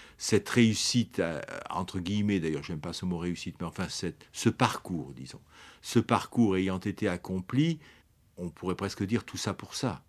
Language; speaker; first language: French; early bilingual, other home language; Italian